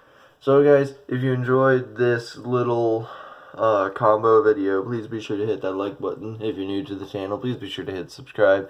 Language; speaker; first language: English; native; English